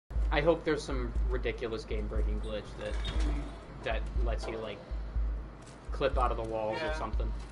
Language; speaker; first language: English; native; English